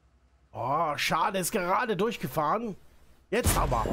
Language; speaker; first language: German; native; German